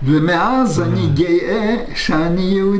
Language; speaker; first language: Hebrew; non-native, fluent; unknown